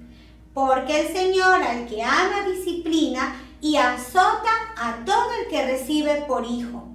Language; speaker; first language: Spanish; native; Spanish